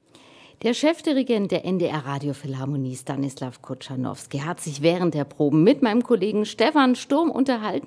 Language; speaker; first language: German; native; German